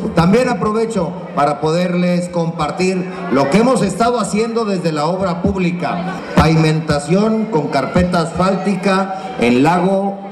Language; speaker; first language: Spanish; native; Spanish